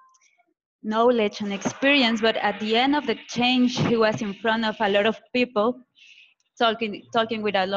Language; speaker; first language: English; non-native, fluent; Spanish